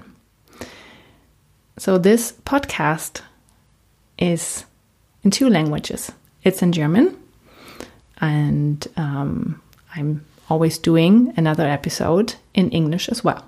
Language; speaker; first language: English; non-native, fluent; German